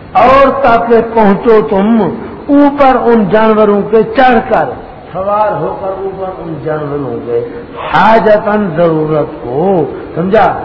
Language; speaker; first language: Urdu; non-native, local second language; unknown